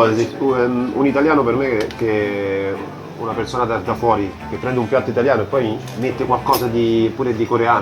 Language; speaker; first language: Italian; native; Italian